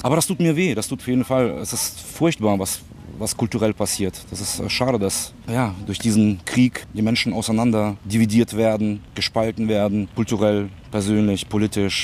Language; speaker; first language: German; early bilingual, other home language; Russian